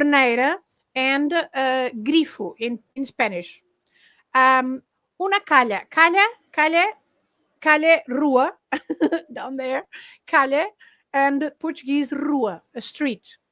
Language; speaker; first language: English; non-native, fluent; Portuguese